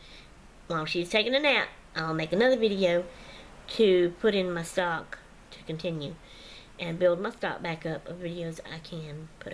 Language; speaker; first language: English; native; English